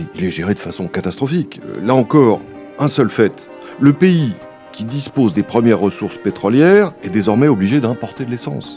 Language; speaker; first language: French; native; French